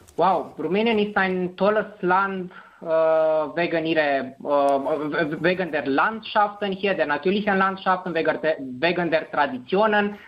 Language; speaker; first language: German; non-native, fluent; Romanian